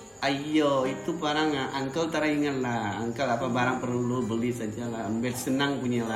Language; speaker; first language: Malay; non-native, local second language; Tamil